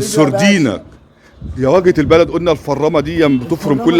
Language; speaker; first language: Arabic; native; Arabic